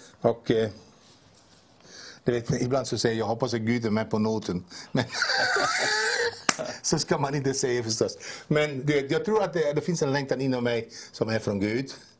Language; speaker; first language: Swedish; non-native, fluent; Dutch